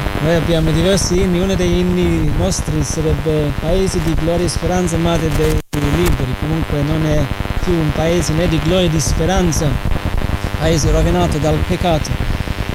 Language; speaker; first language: Italian; non-native, fluent; English